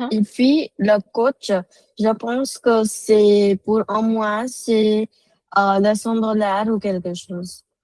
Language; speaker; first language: French; non-native, fluent; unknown